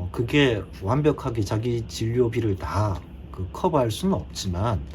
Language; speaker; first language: Korean; native; Korean